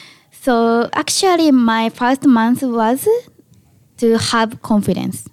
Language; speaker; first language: English; non-native, learner; Japanese